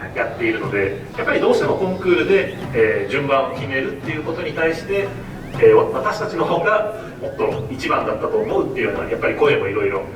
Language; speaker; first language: Japanese; native; Japanese